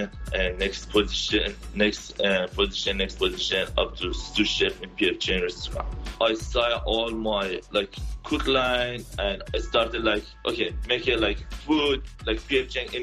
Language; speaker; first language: English; non-native, fluent; Persian